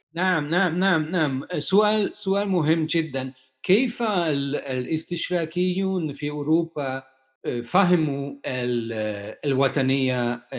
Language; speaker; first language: Arabic; non-native, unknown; Hungarian